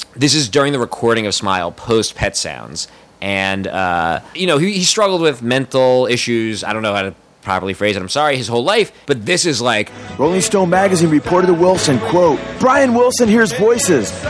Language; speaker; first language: English; native; English